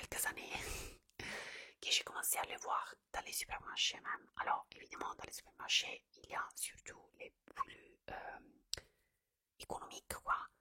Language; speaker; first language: French; non-native, fluent; Italian